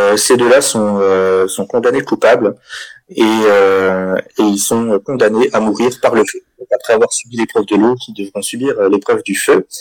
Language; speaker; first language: French; native; French